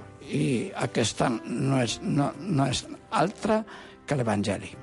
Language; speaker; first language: Catalan; non-native, local second language; Spanish